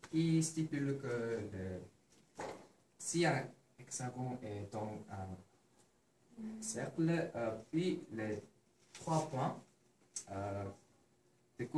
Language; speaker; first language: French; non-native, learner; Korean